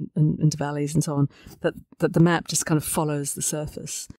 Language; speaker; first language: English; native; English